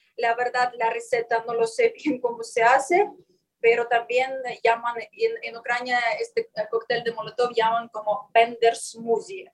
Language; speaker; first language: Spanish; non-native, learner; Ukrainian